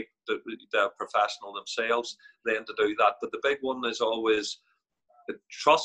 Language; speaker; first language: English; native; English